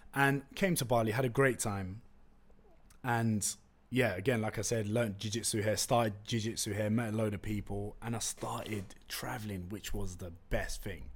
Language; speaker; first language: English; non-native, local second language; Turkish